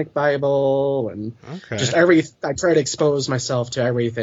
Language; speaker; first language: English; native; English